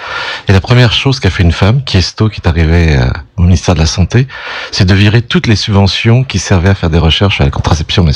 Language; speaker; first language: French; native; French